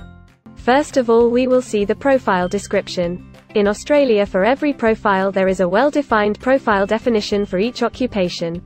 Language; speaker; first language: English; non-native, local second language; Hindi